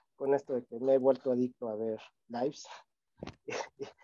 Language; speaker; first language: Spanish; native; Spanish